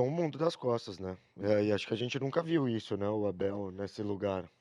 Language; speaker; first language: Portuguese; native; Portuguese